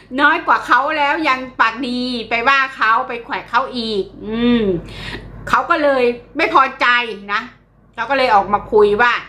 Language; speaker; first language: Thai; native; Thai